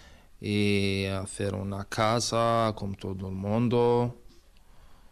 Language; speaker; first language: Spanish; non-native, learner; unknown